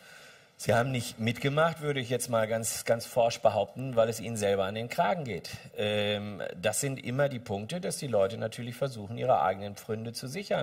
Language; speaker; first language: German; native; German